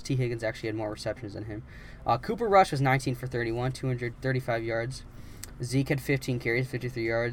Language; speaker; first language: English; native; English